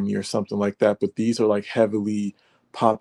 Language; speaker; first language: English; native; English